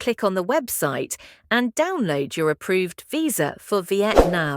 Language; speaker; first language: English; non-native, fluent; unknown